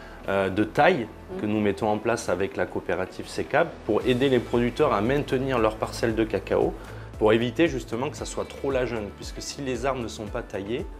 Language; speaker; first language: French; native; French